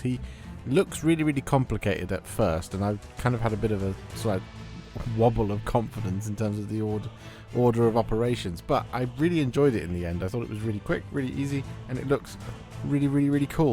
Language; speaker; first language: English; native; English